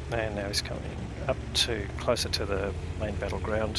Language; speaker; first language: English; native; English